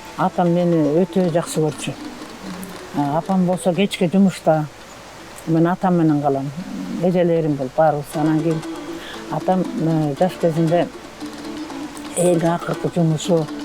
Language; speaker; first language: Kyrgyz; native; Kyrgyz